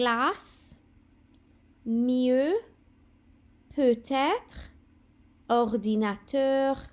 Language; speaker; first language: French; non-native, fluent; Welsh